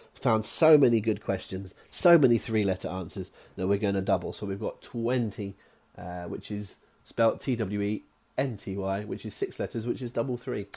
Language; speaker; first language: English; native; English